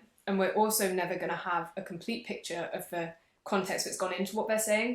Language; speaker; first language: English; native; English